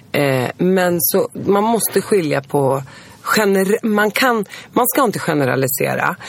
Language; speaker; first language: Swedish; early bilingual, other home language; Arabic